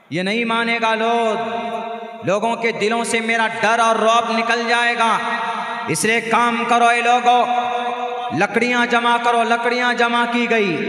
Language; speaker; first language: Hindi; native; Hindi